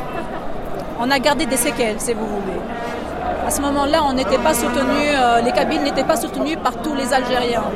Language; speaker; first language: French; non-native, local second language; Kabyle